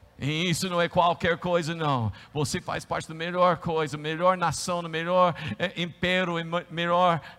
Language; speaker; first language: Portuguese; non-native, fluent; English